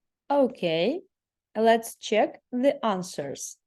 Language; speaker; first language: English; non-native, fluent; Ukrainian